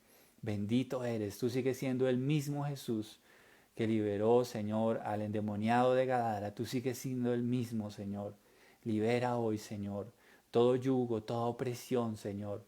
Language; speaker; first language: Spanish; native; Spanish